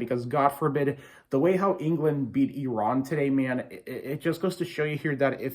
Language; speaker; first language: English; native; English